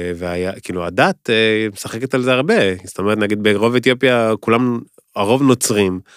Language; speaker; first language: Hebrew; native; Hebrew